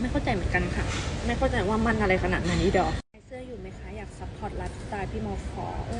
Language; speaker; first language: Thai; non-native, local second language; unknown